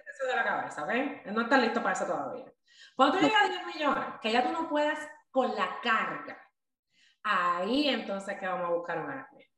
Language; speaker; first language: Spanish; native; Spanish